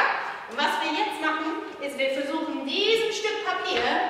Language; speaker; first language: German; non-native, fluent; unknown